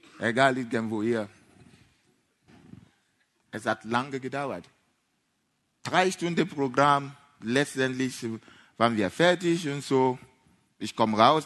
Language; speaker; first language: German; non-native, fluent; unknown